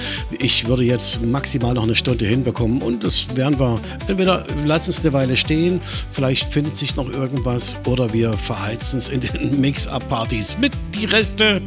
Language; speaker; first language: German; native; German